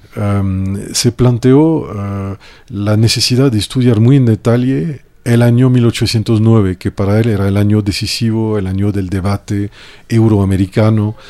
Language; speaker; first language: Spanish; non-native, fluent; French